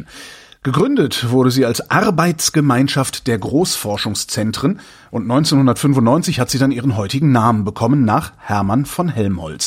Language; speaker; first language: German; native; German